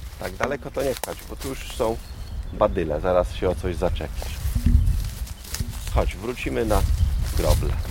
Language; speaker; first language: Polish; native; Polish